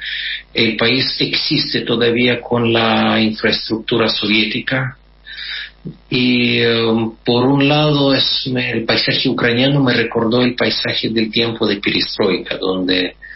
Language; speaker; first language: Spanish; non-native, fluent; Russian